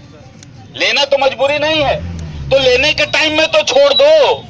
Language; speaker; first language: Hindi; non-native, local second language; Bhojpuri